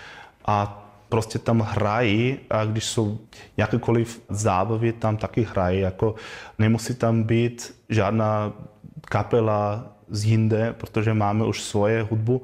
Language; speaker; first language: Czech; non-native, fluent; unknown